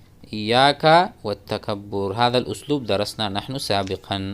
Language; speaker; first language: Arabic; non-native, fluent; Urdu